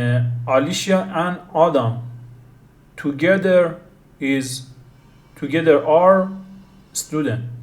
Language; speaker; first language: English; non-native, learner; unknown